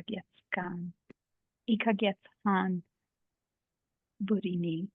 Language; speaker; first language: Japanese; non-native, learner; English